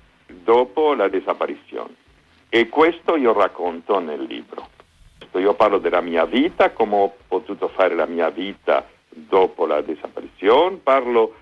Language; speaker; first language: Italian; non-native, fluent; Spanish